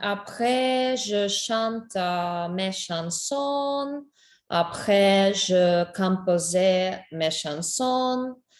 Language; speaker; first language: French; non-native, learner; Spanish